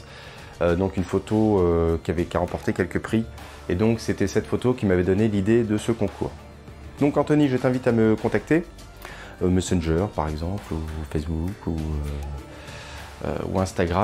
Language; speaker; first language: French; native; French